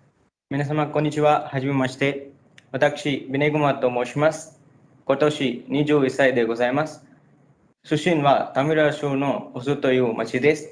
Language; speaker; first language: Japanese; non-native, learner; Tamil